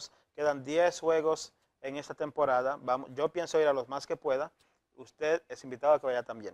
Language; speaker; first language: Spanish; native; Spanish